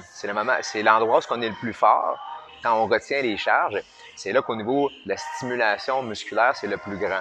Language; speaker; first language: French; native; French